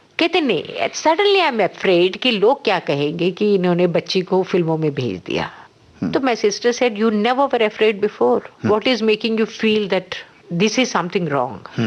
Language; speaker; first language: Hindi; non-native, local second language; Telugu